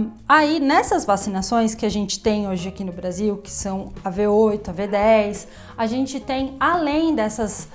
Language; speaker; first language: Portuguese; native; Portuguese